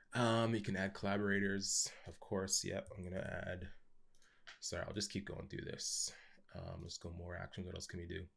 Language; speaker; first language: English; native; English